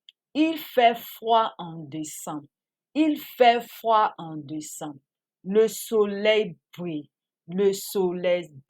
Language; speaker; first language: French; non-native, fluent; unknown